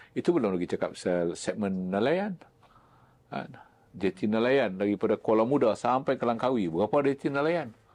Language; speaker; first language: Malay; native; Malay